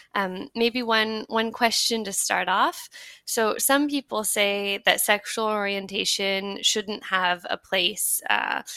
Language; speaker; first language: English; native; English